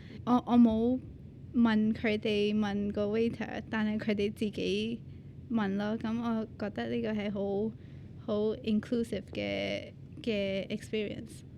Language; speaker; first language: Cantonese; early bilingual, other home language; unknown